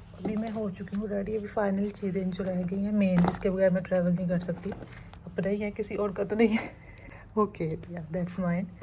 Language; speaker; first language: Urdu; native; Urdu